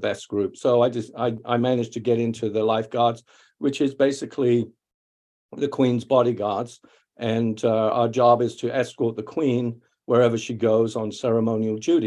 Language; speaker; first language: English; native; English